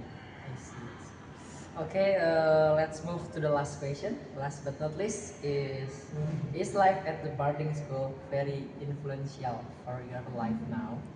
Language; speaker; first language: English; non-native, learner; Indonesian